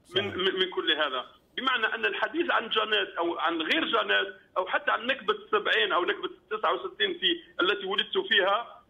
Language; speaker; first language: Arabic; native; Arabic